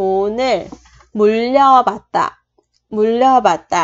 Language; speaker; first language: Korean; non-native, fluent; Vietnamese